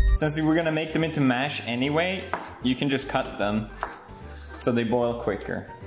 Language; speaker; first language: English; non-native, fluent; Swedish